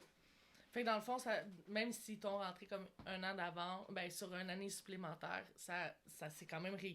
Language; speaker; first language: French; native; French